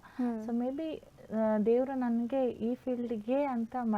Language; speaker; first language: Kannada; non-native, learner; Hindi